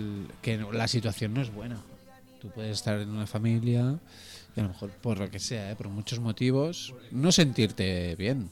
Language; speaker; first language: Spanish; native; Spanish